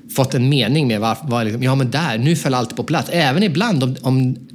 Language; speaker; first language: Swedish; native; Swedish